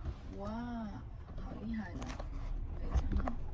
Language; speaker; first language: Chinese; non-native, learner; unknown